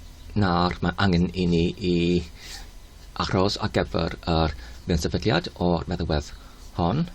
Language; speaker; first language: Welsh; non-native, learner; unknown